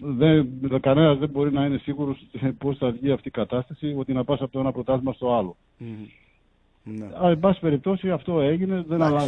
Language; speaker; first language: Greek; native; Greek